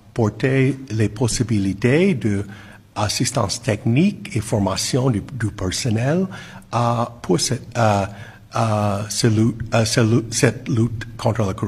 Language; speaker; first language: French; non-native, fluent; English